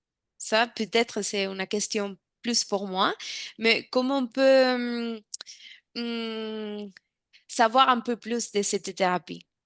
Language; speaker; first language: French; non-native, fluent; Spanish